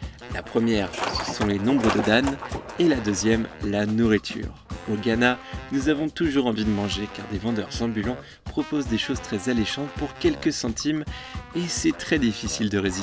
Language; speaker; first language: French; native; French